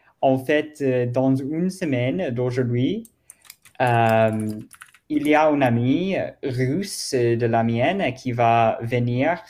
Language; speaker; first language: French; non-native, learner; German